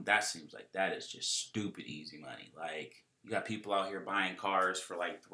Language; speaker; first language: English; native; English